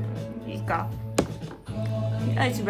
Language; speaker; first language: English; non-native, learner; Korean